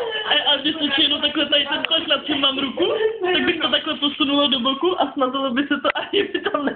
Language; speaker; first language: Czech; native; Czech